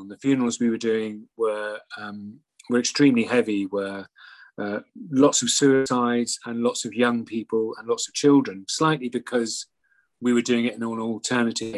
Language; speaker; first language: English; native; English